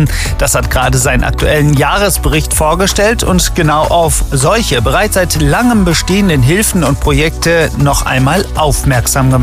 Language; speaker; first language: German; native; German